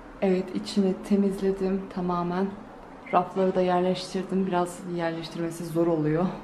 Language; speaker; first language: Turkish; native; Turkish